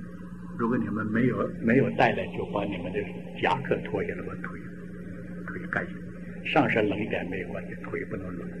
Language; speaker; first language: Chinese; native; Chinese